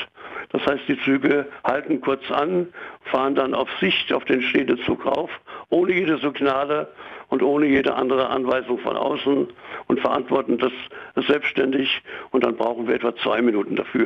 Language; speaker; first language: German; native; German